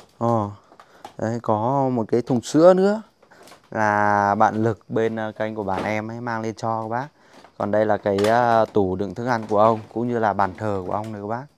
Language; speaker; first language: Vietnamese; non-native, local second language; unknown